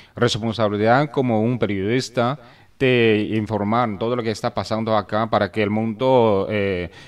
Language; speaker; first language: Spanish; non-native, fluent; Chinese